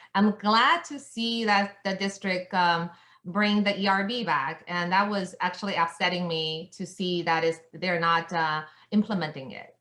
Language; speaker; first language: English; non-native, fluent; Chinese